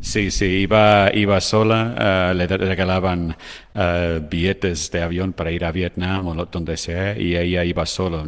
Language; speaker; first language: Spanish; non-native, fluent; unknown